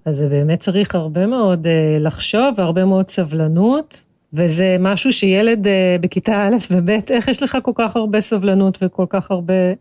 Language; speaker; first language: Hebrew; native; Hebrew